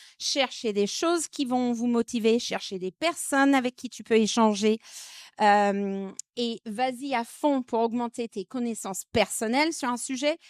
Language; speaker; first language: French; non-native, fluent; English